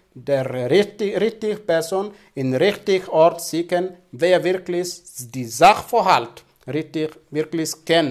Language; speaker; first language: German; non-native, fluent; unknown